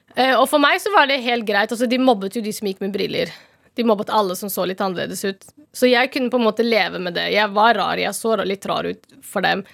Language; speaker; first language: Norwegian; early bilingual, other home language; Somali